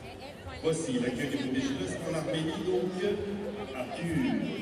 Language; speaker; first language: French; native; French